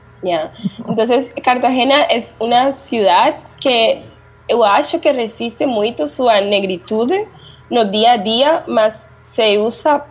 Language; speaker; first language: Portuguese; non-native, learner; Spanish